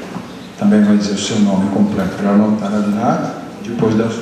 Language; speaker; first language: Portuguese; native; Portuguese